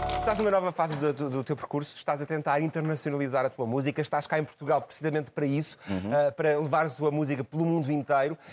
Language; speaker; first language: Portuguese; native; Portuguese